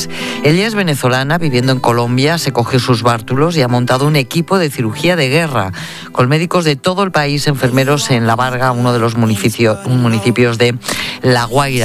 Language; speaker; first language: Spanish; native; Spanish